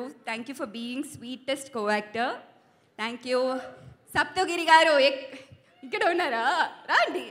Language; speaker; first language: Telugu; non-native, learner; Tamil